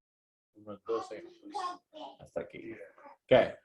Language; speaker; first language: Spanish; non-native, learner; English